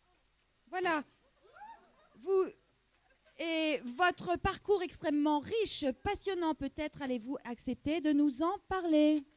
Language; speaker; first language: French; native; French